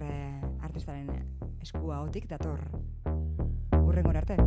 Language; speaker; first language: Basque; native; Basque